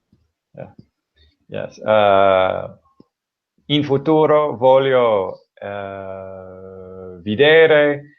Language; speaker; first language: Italian; non-native, learner; English